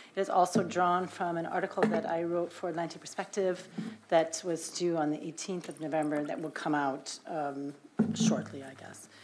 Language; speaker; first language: English; native; English